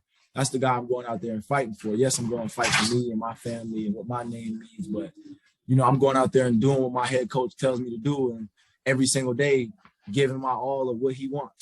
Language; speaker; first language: English; native; English